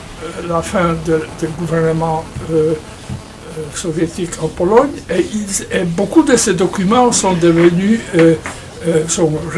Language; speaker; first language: French; non-native, fluent; Polish